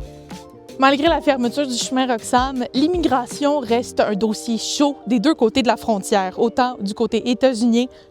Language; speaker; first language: French; native; French